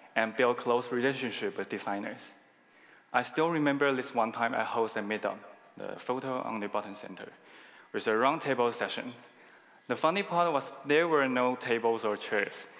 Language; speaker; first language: English; non-native, fluent; Chinese